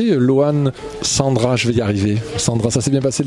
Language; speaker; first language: French; native; French